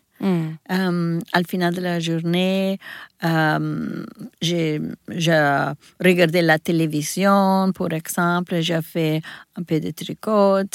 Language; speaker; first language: French; non-native, learner; Italian